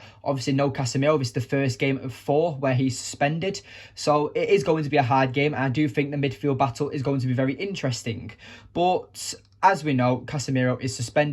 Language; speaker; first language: English; native; English